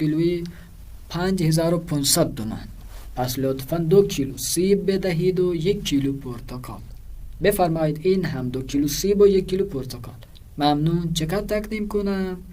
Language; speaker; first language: Persian; non-native, fluent; Urdu